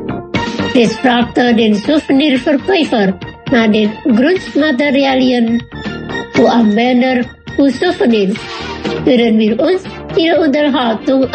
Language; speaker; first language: German; non-native, learner; Indonesian